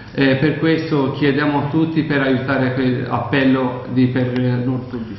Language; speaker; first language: Italian; non-native, learner; Kurdish